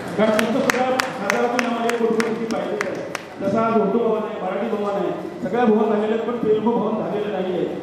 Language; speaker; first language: Marathi; non-native, local second language; Telugu